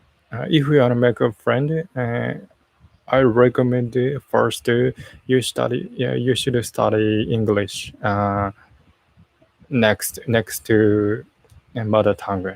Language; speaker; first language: English; non-native, learner; Japanese